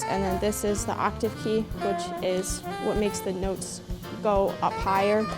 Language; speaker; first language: English; native; English